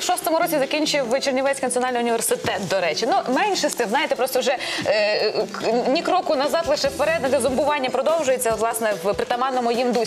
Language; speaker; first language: Ukrainian; native; Ukrainian